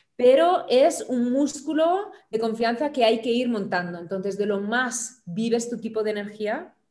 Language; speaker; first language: Spanish; non-native, fluent; German